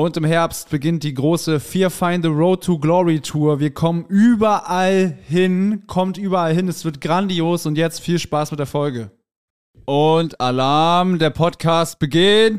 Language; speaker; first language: German; native; German